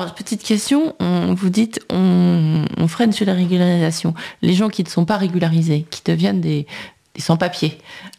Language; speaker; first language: French; native; French